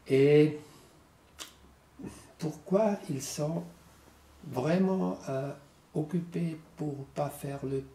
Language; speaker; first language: French; non-native, learner; German